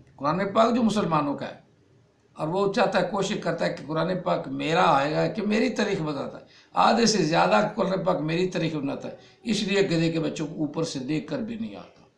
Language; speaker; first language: Urdu; native; Urdu